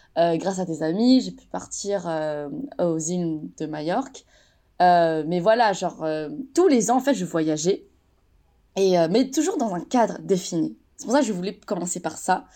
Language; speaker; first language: French; native; French